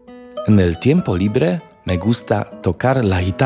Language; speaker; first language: Spanish; non-native, learner; Polish